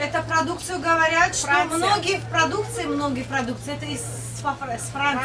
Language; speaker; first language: Russian; non-native, local second language; Tajik